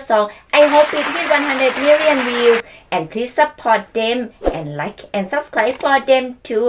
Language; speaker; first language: English; non-native, learner; Thai